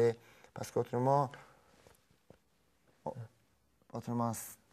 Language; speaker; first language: French; non-native, fluent; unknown